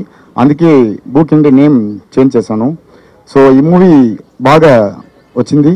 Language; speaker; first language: Telugu; non-native, learner; Tamil